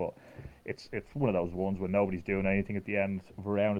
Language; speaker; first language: English; native; English